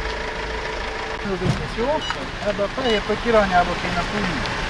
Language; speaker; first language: Hungarian; native; Hungarian